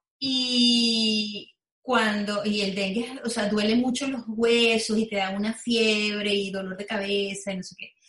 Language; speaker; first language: Spanish; native; Spanish